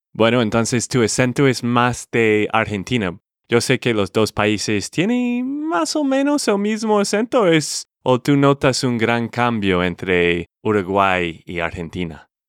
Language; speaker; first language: Spanish; non-native, learner; English